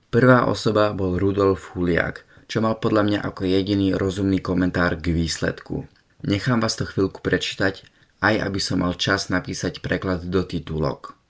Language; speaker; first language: Slovak; early bilingual, heritage; Slovak